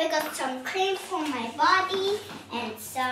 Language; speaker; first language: English; early bilingual, other home language; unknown